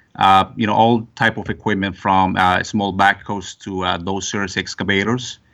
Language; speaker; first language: English; non-native, fluent; Spanish